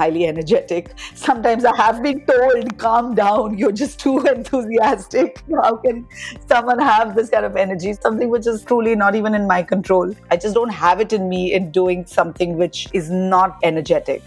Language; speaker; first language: English; non-native, local second language; Hindi